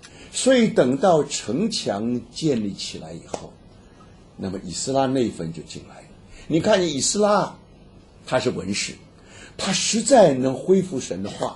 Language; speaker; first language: Chinese; native; Chinese